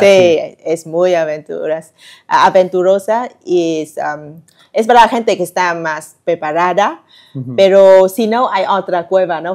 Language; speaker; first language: Spanish; non-native, learner; Vietnamese